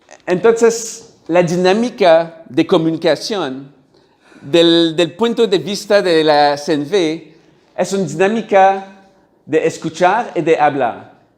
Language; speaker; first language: Spanish; non-native, learner; French